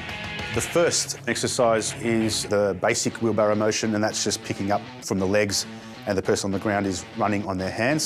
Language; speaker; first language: English; native; English